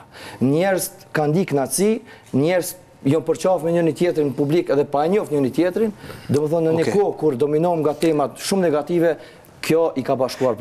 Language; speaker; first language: Albanian; native; Albanian